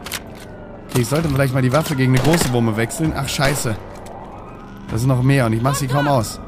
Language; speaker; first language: German; native; German